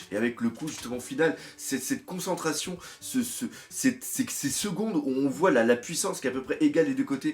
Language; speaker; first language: French; native; French